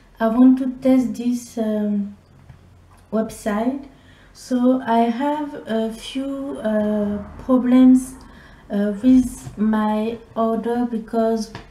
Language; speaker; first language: English; non-native, learner; French